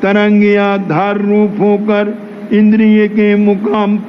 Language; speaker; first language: Hindi; native; Hindi